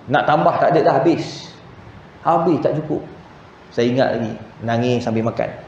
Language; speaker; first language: Malay; native; Malay